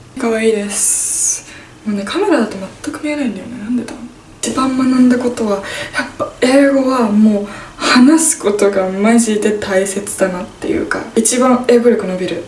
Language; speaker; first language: Japanese; native; Japanese